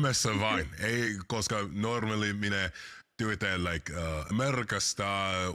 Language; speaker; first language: Finnish; non-native, learner; English